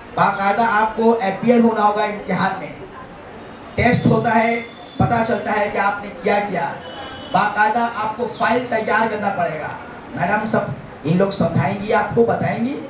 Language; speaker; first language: Hindi; non-native, local second language; Urdu